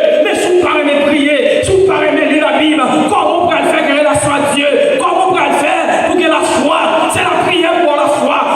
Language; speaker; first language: French; non-native, local second language; Haitian Creole